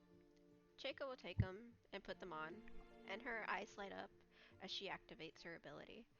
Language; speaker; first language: English; native; English